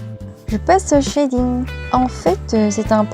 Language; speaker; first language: French; non-native, learner; Korean